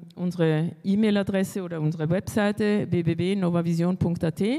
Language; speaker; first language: German; early bilingual, other home language; Spanish